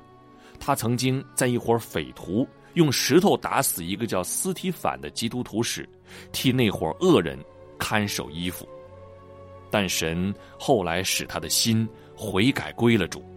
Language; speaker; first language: Chinese; native; Chinese